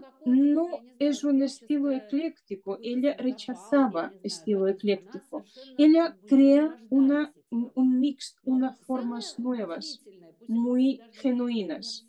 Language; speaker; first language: Spanish; non-native, fluent; Russian